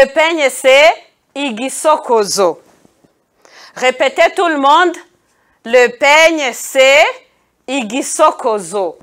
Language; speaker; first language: French; non-native, local second language; Kinyarwanda